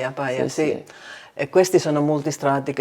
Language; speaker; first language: Italian; non-native, learner; Finnish